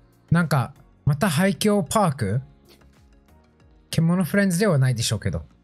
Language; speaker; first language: Japanese; non-native, fluent; English